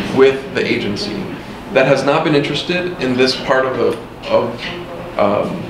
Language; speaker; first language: English; early bilingual, other home language; Spanish